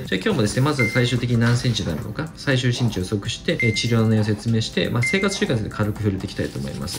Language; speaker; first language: Japanese; native; Japanese